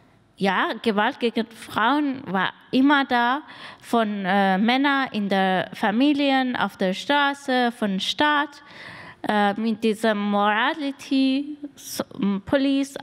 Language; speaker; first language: German; non-native, learner; Persian